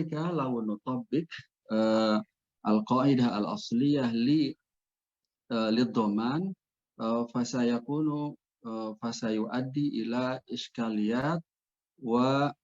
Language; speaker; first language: Arabic; non-native, fluent; Indonesian